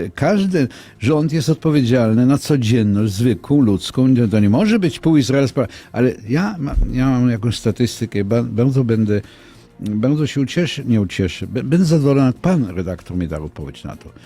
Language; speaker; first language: Polish; non-native, fluent; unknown